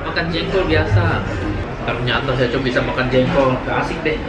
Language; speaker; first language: Indonesian; native; Indonesian